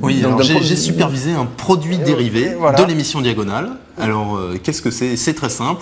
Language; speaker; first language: French; native; French